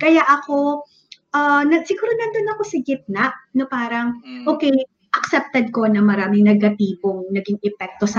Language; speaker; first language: English; non-native, local second language; Bikol